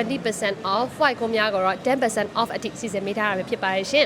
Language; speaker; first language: Burmese; native; Burmese